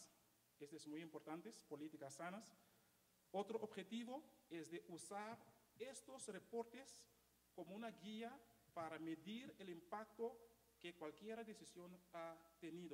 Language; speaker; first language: Spanish; non-native, fluent; Papiamento